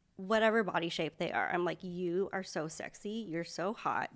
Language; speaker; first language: English; early bilingual, other home language; Filipino